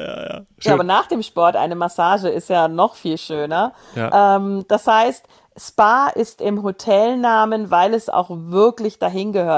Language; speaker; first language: German; native; German